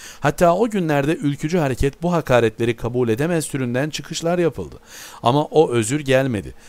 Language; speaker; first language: Turkish; native; Turkish